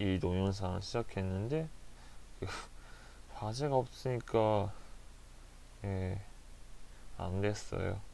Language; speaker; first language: Korean; non-native, learner; Japanese